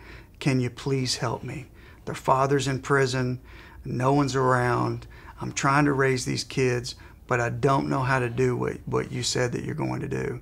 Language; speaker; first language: English; native; English